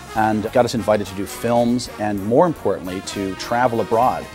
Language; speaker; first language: English; native; English